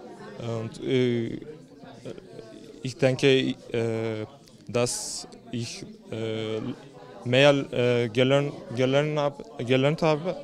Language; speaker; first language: German; non-native, learner; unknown